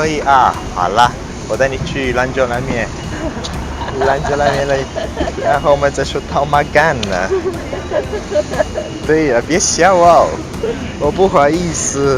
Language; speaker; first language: Chinese; non-native, learner; Italian